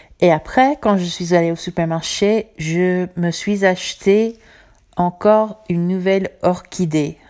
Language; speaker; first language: French; non-native, fluent; English